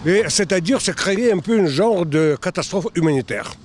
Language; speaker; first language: French; non-native, fluent; Russian